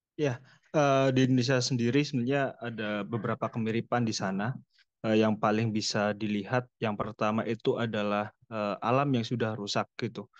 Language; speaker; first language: Indonesian; non-native, local second language; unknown